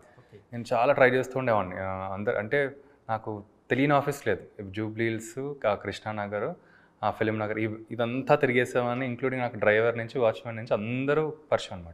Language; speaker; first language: Telugu; native; Telugu